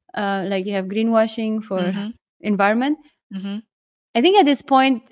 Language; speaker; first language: English; non-native, fluent; Romanian